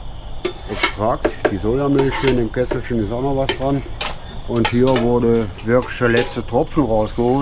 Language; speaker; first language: German; native; German